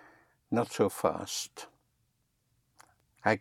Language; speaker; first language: English; non-native, fluent; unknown